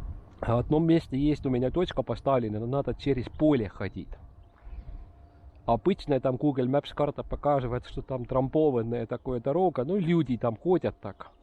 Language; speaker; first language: Russian; non-native, local second language; Estonian